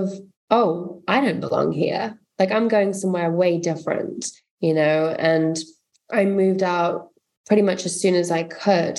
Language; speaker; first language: English; native; English